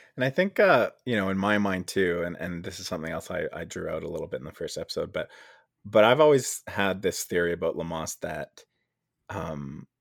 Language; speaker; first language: English; native; English